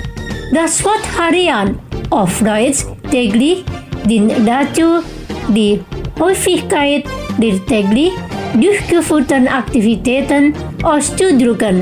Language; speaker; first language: German; non-native, fluent; Indonesian